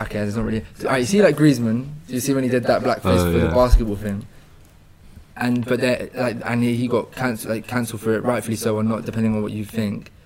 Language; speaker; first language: English; native; English